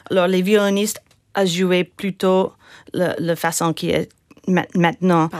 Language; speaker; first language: French; non-native, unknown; English